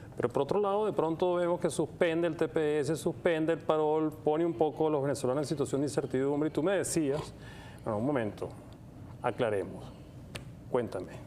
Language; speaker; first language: Spanish; native; Spanish